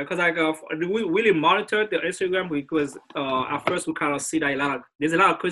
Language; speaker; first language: English; native; English